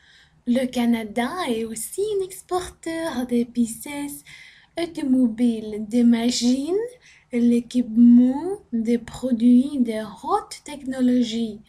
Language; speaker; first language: French; non-native, learner; Norwegian